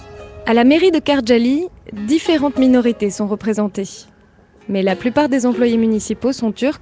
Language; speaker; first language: French; native; French